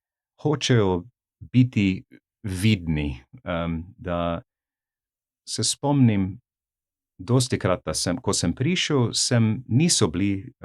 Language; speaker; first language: Slovenian; non-native, fluent; English